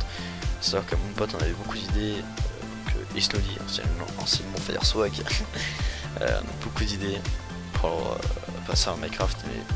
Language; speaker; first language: French; native; French